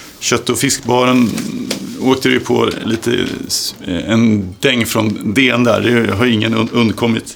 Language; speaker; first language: Swedish; native; Swedish